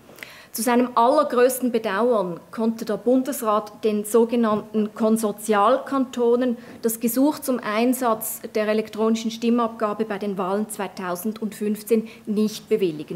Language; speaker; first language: German; native; German